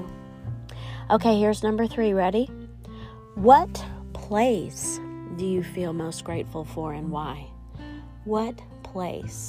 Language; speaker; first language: English; native; English